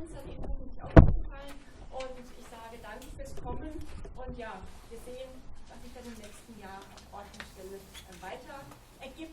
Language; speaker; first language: German; native; German